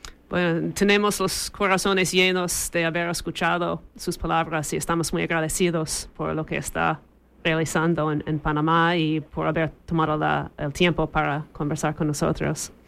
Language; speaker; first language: Spanish; non-native, fluent; English